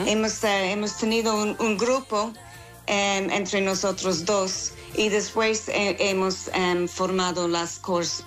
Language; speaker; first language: Spanish; non-native, fluent; English